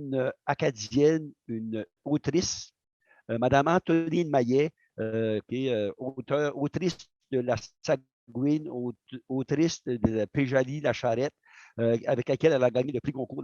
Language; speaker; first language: French; native; French